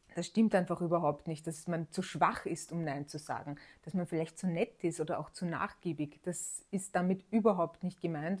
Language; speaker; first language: German; native; German